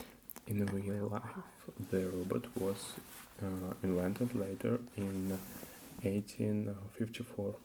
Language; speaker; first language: English; non-native, learner; Russian